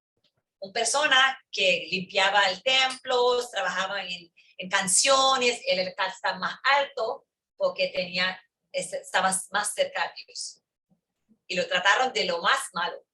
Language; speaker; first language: Spanish; early bilingual, heritage; English